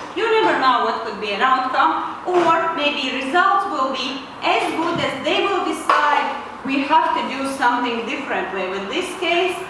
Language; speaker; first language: English; non-native, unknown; Latvian